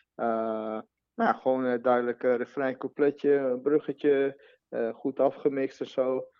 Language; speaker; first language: Dutch; non-native, fluent; Portuguese